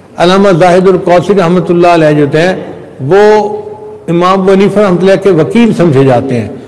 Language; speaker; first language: Urdu; non-native, local second language; Punjabi